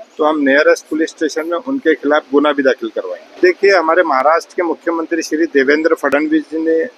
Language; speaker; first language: Hindi; non-native, local second language; Marathi